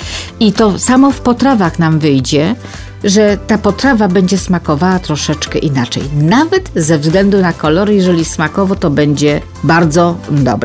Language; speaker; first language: Polish; native; Polish